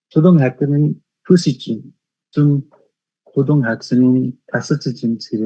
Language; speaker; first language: Korean; non-native, learner; Nepali